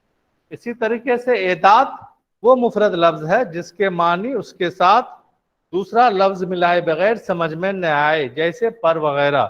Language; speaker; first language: Urdu; native; Urdu